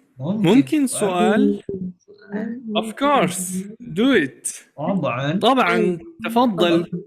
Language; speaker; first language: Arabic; non-native, learner; Malay